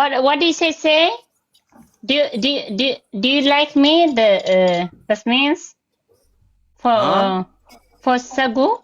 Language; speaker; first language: English; non-native, learner; Tigrinya